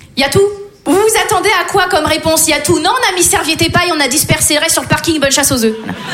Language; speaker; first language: French; native; French